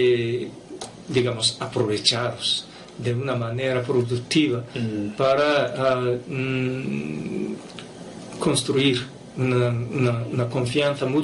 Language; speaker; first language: Spanish; non-native, fluent; Japanese